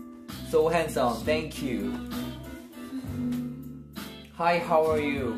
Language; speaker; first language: English; non-native, learner; Korean